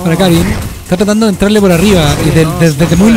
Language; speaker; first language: Spanish; native; Spanish